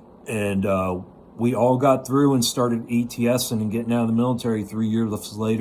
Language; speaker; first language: English; native; English